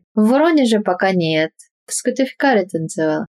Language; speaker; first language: Russian; non-native, fluent; Japanese